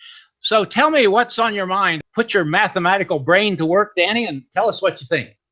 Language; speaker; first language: English; native; English